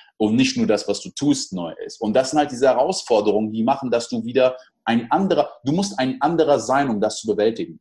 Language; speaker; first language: German; early bilingual, other home language; French